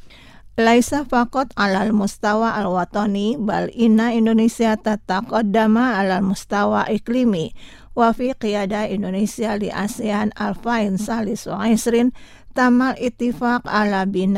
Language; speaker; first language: Arabic; non-native, fluent; Indonesian